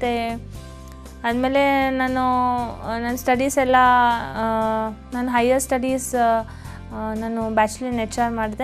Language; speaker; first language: Kannada; non-native, local second language; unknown